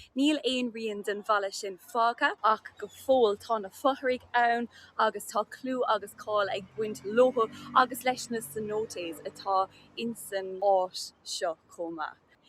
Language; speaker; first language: Irish; non-native, local second language; English